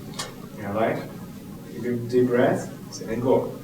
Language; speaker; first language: English; non-native, fluent; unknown